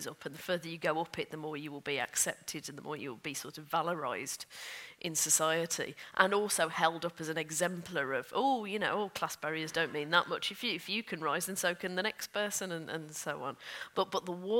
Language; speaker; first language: English; native; English